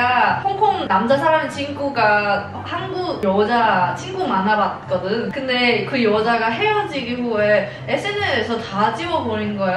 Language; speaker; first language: Korean; non-native, learner; Cantonese